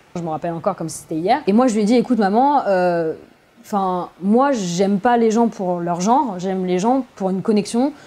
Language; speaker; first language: French; native; French